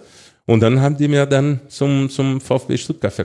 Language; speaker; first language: German; non-native, fluent; Portuguese